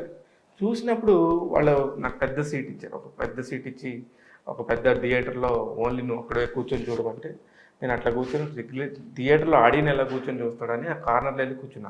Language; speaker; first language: Telugu; native; Telugu